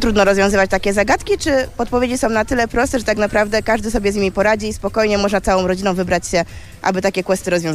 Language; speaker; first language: Polish; native; Polish